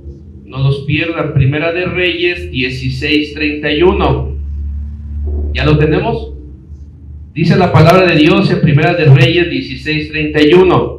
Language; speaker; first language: Spanish; native; Spanish